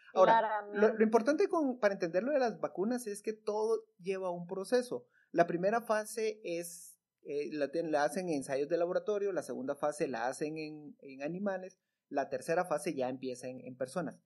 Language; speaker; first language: Spanish; native; Spanish